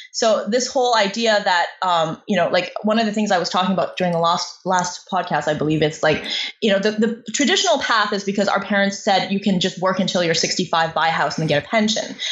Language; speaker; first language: English; non-native, fluent; Chinese